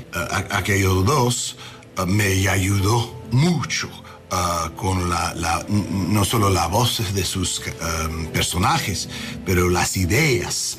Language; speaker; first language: Spanish; non-native, learner; English